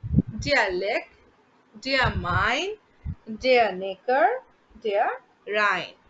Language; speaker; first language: German; non-native, fluent; Bangla